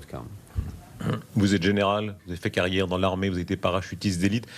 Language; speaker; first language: French; native; French